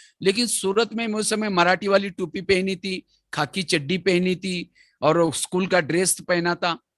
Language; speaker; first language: Hindi; non-native, local second language; Marathi